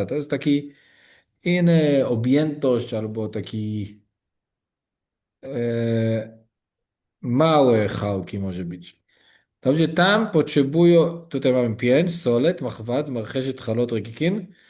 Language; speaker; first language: Polish; non-native, learner; Hebrew